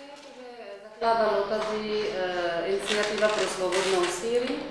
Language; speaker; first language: Czech; non-native, fluent; Arabic